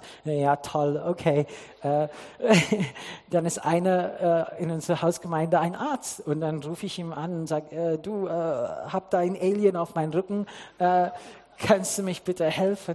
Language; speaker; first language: German; non-native, fluent; English